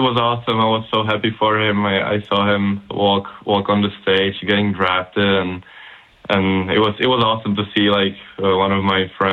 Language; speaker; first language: English; non-native, fluent; Czech